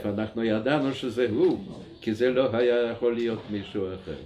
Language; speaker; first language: Hebrew; non-native, fluent; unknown